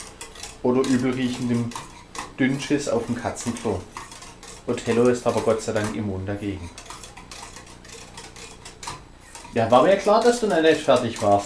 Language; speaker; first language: German; native; German